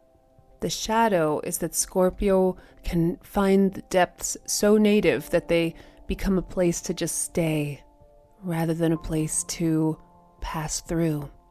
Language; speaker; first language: English; native; English